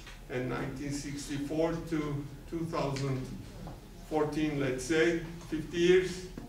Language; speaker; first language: English; non-native, fluent; Turkish